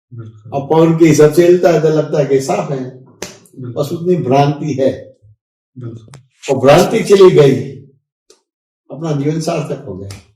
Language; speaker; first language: Hindi; non-native, local second language; Gujarati